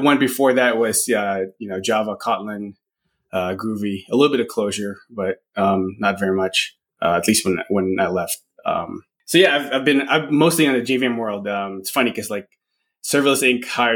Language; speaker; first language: English; non-native, local second language; Filipino